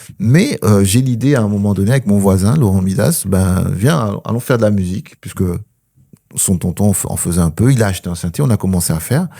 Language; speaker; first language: French; early bilingual, other home language; Spanish